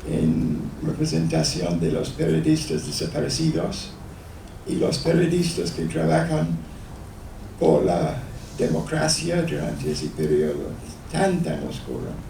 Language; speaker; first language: Spanish; non-native, fluent; English